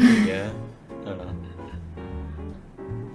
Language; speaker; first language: English; non-native, fluent; Indonesian